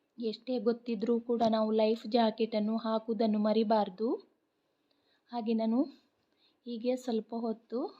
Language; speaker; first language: Kannada; non-native, local second language; Konkani